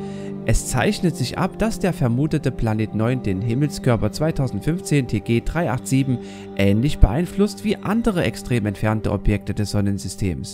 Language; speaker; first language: German; native; German